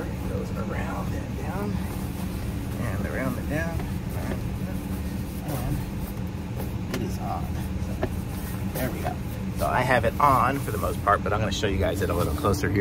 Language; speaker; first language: English; native; English